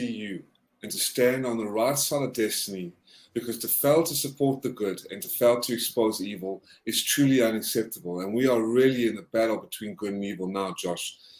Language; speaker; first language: English; native; English